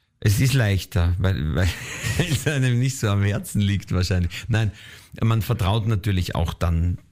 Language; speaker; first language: German; native; German